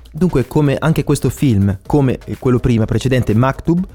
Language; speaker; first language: Italian; native; Italian